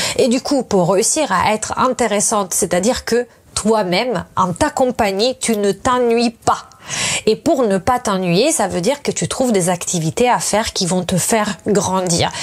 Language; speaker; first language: French; non-native, fluent; Italian